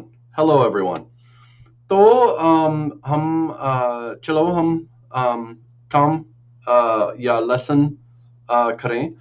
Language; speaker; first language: Hindi; non-native, learner; English